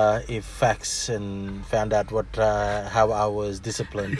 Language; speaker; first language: English; non-native, local second language; Fijian